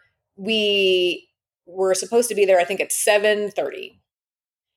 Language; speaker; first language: English; native; English